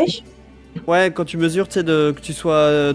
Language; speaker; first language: French; native; French